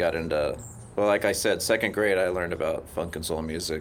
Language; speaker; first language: English; native; English